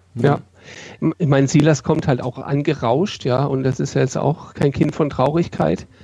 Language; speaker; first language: German; native; German